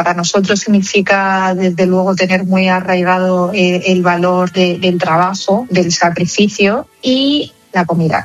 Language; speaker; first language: Spanish; native; Spanish